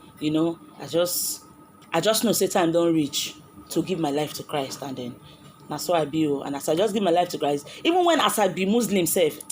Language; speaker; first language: Nigerian Pidgin; non-native, local second language; Yoruba